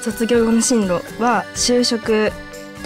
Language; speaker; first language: Japanese; native; Japanese